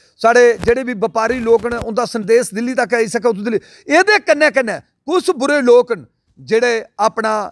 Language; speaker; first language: Punjabi; non-native, local second language; Dogri